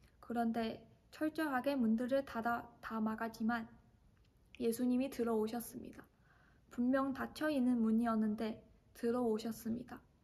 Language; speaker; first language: Korean; non-native, fluent; Chinese